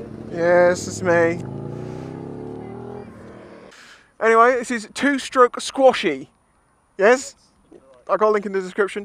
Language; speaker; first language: English; native; English